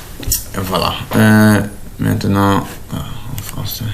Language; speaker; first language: French; non-native, local second language; Dutch